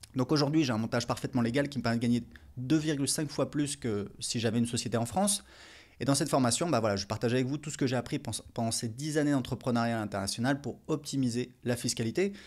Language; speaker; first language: French; native; French